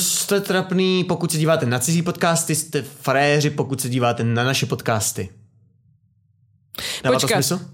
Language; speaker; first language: Czech; native; Czech